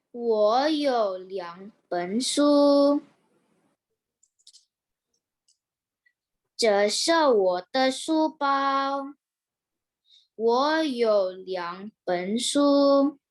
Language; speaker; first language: Chinese; non-native, learner; Indonesian